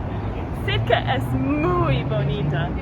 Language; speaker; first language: Spanish; non-native, learner; English